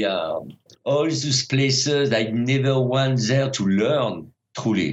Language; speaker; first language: English; non-native, fluent; French